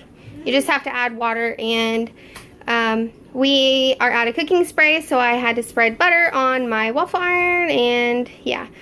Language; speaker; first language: English; native; English